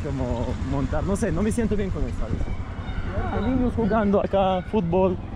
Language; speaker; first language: Spanish; non-native, fluent; Russian